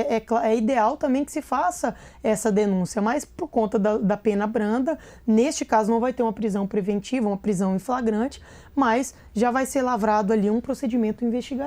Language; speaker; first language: Portuguese; native; Portuguese